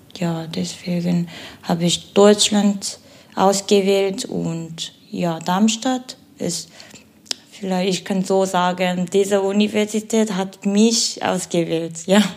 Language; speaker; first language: German; non-native, learner; Korean